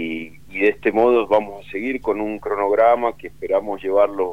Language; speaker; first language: Spanish; native; Spanish